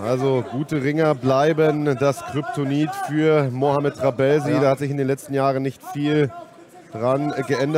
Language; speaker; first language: German; native; German